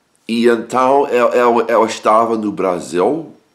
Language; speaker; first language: Portuguese; non-native, learner; English